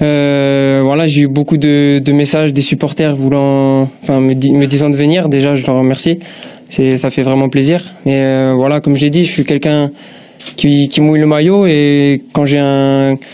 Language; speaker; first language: French; native; French